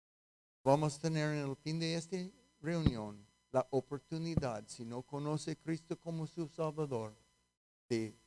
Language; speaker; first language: Spanish; non-native, fluent; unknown